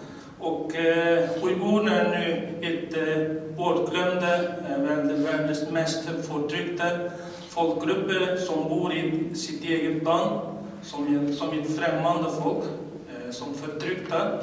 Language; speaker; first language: Swedish; non-native, learner; Uyghur